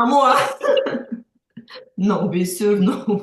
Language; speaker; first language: French; non-native, learner; Ukrainian